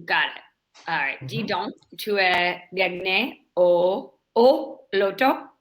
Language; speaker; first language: French; non-native, learner; English